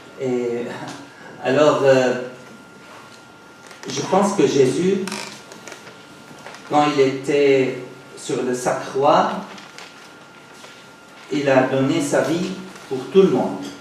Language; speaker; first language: French; non-native, fluent; Arabic